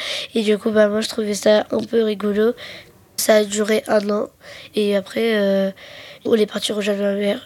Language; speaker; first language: French; early bilingual, other home language; Arabic